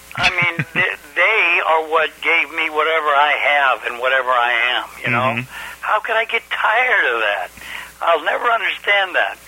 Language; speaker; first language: English; native; English